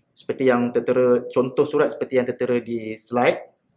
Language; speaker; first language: Malay; native; Malay